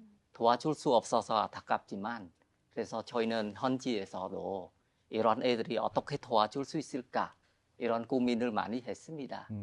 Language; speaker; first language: Korean; non-native, fluent; Khmer